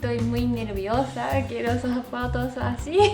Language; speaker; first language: Spanish; non-native, learner; Japanese